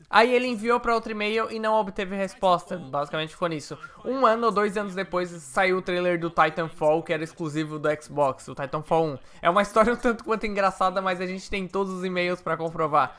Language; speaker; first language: Portuguese; native; Portuguese